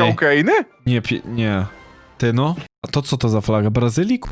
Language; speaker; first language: Polish; native; Polish